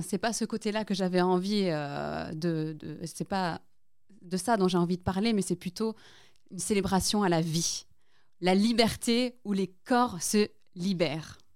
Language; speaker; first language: French; native; French